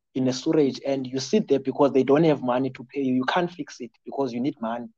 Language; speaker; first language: English; non-native, local second language; Xhosa